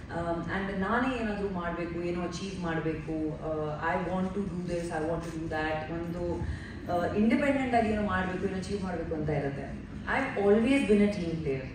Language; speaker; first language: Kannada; non-native, fluent; Hindi